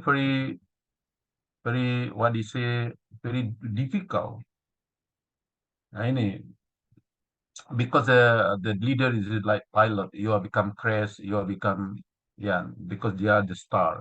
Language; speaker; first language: English; non-native, learner; Indonesian